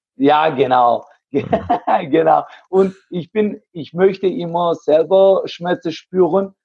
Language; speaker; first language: German; native; German